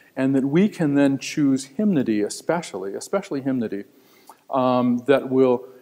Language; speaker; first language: English; native; English